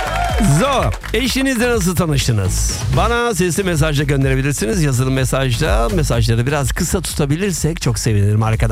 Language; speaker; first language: Turkish; early bilingual, other home language; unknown